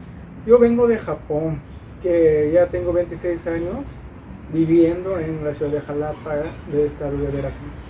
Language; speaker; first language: Spanish; non-native, learner; Japanese